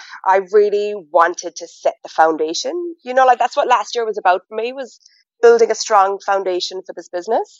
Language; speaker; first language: English; native; English